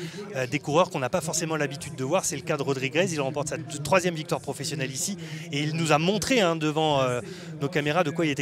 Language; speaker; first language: French; native; French